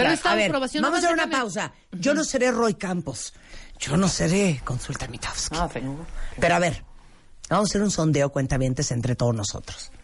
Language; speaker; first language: Spanish; native; Spanish